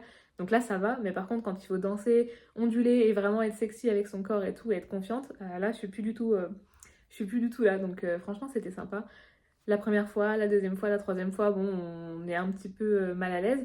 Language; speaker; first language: French; native; French